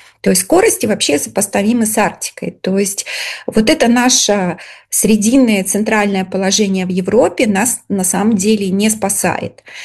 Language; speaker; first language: Russian; native; Russian